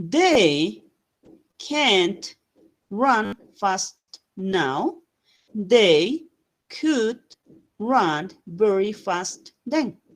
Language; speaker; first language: English; non-native, fluent; Spanish